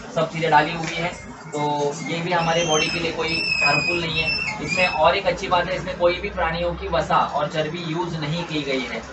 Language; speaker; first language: Hindi; non-native, local second language; Marathi